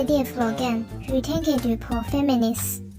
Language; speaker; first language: Swedish; non-native, learner; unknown